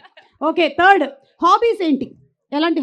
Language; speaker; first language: Telugu; native; Telugu